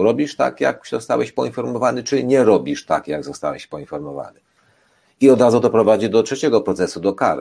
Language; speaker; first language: Polish; native; Polish